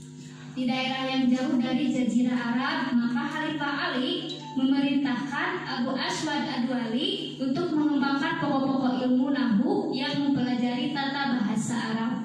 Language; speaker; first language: Indonesian; native; Indonesian